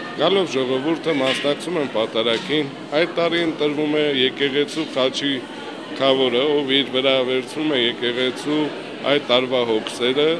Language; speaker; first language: Armenian; native; Armenian